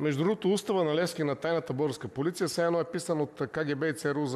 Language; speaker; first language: Bulgarian; native; Bulgarian